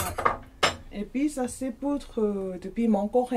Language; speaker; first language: French; non-native, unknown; Korean